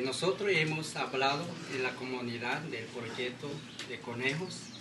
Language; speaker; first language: Spanish; non-native, local second language; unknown